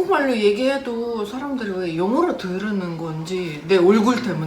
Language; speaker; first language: Korean; non-native, fluent; Russian